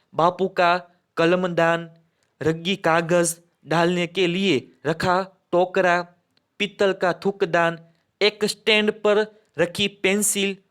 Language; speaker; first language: Hindi; non-native, local second language; Gujarati